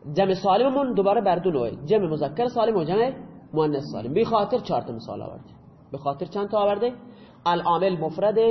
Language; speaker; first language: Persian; non-native, local second language; Baluchi